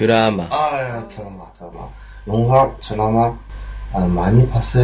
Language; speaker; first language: Korean; non-native, learner; Chinese